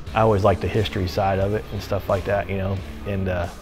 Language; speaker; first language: English; native; English